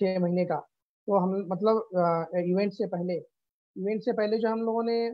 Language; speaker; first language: Hindi; non-native, local second language; Urdu